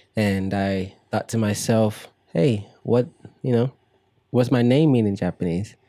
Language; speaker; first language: English; early bilingual, other home language; Igbo